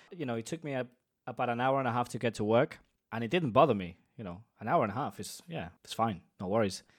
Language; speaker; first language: English; non-native, fluent; Spanish